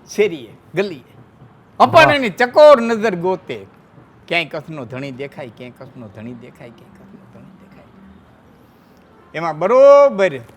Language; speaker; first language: Gujarati; non-native, local second language; Kachhi